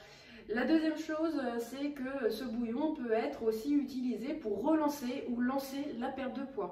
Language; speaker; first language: French; native; French